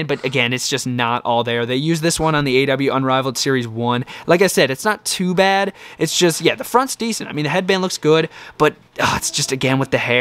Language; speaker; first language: English; native; English